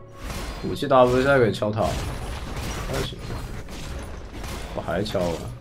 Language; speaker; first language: Chinese; native; Chinese